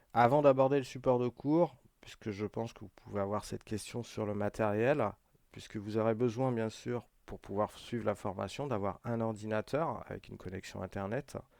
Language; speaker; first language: French; native; French